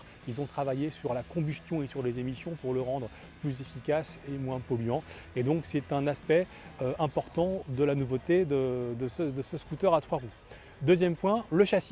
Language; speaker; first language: French; native; French